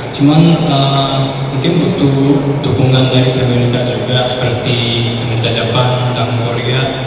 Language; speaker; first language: Indonesian; non-native, fluent; Japanese